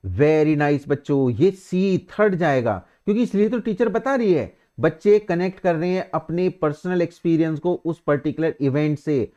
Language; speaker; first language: Hindi; native; Hindi